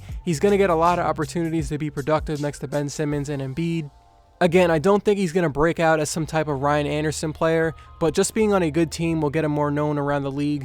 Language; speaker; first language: English; native; English